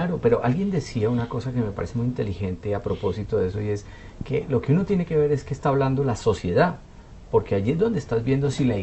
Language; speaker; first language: Spanish; native; Spanish